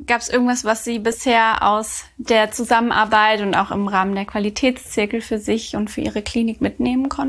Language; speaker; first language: German; native; German